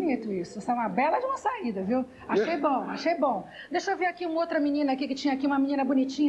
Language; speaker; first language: Portuguese; native; Portuguese